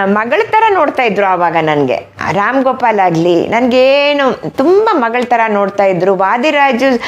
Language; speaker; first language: Kannada; non-native, fluent; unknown